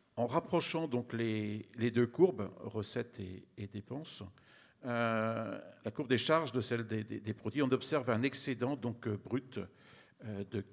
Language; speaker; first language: French; native; French